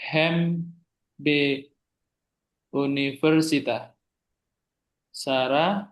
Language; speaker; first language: Hebrew; non-native, learner; Indonesian